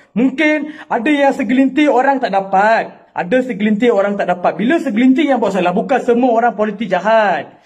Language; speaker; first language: Malay; non-native, local second language; Tamil